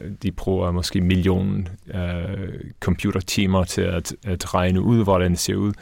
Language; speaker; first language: Danish; non-native, fluent; English